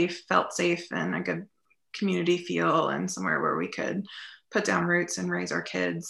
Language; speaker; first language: English; native; English